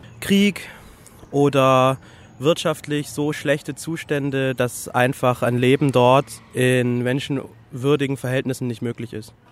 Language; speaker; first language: German; native; German